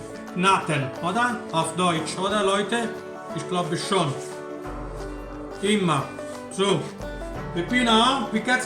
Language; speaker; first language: German; non-native, learner; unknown